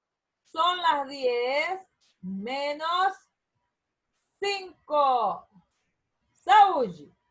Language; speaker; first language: Spanish; non-native, learner; Portuguese